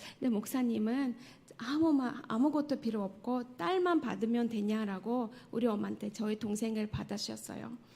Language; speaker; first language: Korean; non-native, fluent; Tajik